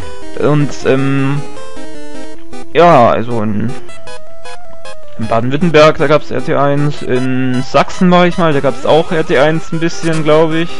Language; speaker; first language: German; native; German